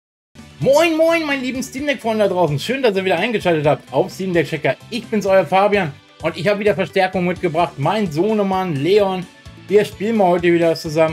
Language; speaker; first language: German; native; German